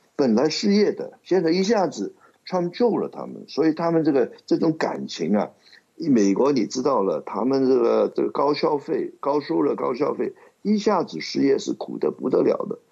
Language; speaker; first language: Chinese; non-native, local second language; Cantonese